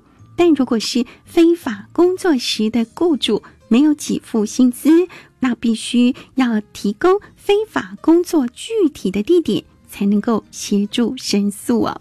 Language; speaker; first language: Chinese; native; Chinese